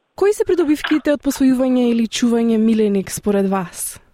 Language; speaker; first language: Macedonian; native; Macedonian